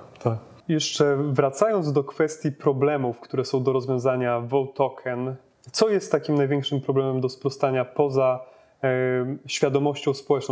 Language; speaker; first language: Polish; native; Polish